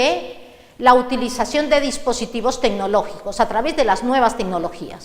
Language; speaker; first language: Spanish; native; Spanish